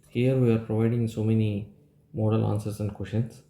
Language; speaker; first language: English; non-native, local second language; Telugu